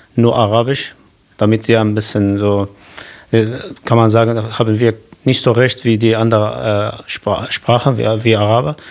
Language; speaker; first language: German; non-native, learner; Kurdish